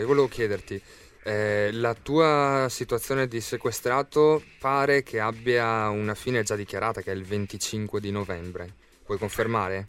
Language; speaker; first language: Italian; native; Italian